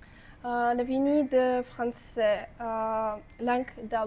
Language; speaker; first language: French; non-native, learner; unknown